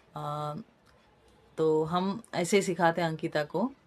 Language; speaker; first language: Hindi; non-native, local second language; Bangla